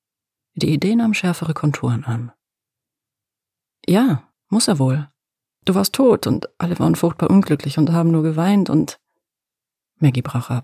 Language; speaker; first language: German; native; German